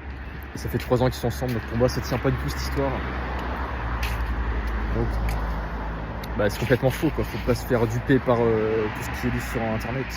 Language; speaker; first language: French; native; French